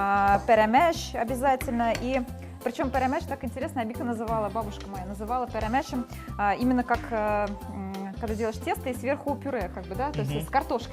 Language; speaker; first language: Russian; native; Russian